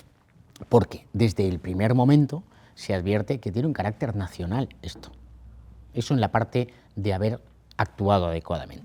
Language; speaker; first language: Spanish; native; Spanish